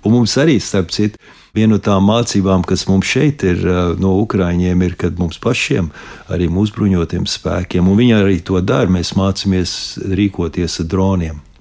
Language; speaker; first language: Latvian; early bilingual, heritage; Latvian